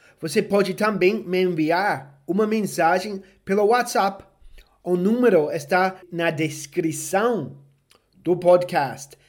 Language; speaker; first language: Portuguese; non-native, fluent; English